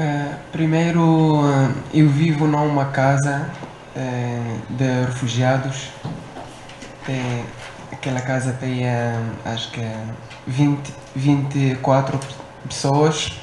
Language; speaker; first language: Portuguese; non-native, learner; Arabic